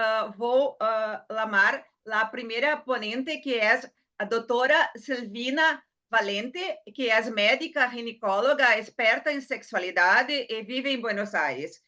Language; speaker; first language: Spanish; non-native, learner; Portuguese